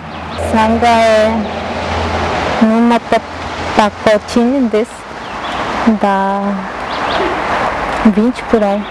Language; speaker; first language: Portuguese; non-native, local second language; Guarani